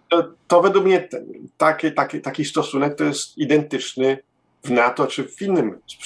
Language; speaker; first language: Polish; early bilingual, heritage; Polish